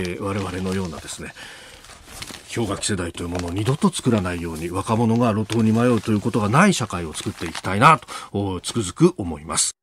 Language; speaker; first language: Japanese; native; Japanese